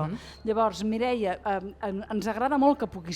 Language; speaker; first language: Catalan; native; Catalan